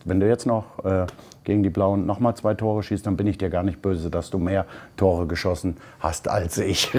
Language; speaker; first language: German; native; German